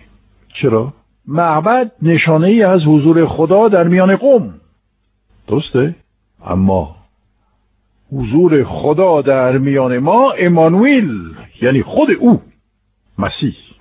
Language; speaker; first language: Persian; non-native, fluent; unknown